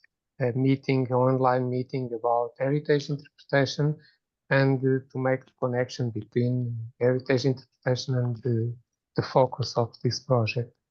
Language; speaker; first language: English; non-native, fluent; Portuguese